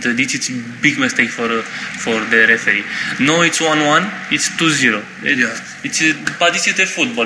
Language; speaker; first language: English; non-native, learner; Romanian